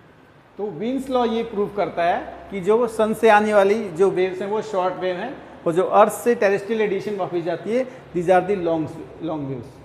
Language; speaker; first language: Hindi; native; Hindi